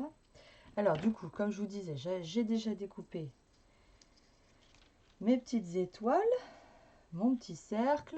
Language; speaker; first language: French; native; French